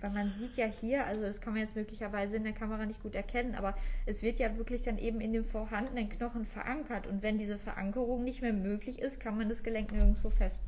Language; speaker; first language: German; native; German